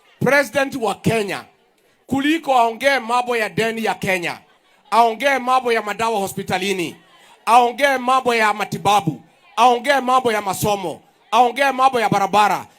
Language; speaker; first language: Swahili; non-native, local second language; Kikuyu